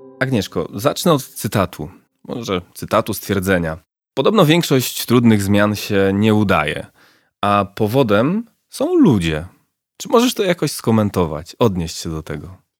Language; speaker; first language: Polish; native; Polish